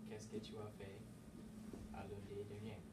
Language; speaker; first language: French; non-native, learner; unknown